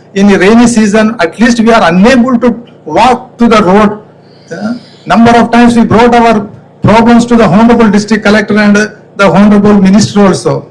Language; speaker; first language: English; non-native, local second language; Telugu